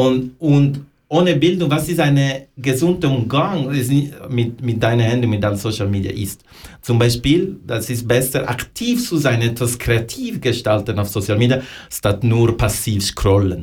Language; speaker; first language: German; non-native, learner; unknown